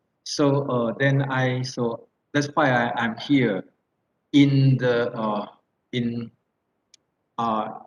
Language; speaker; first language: English; non-native, fluent; Thai